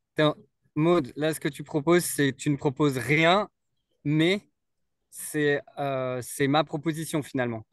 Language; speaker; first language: French; native; French